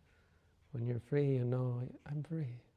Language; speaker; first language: English; native; English